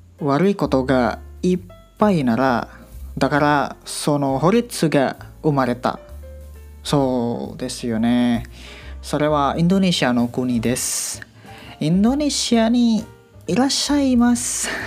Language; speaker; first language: Japanese; non-native, learner; Indonesian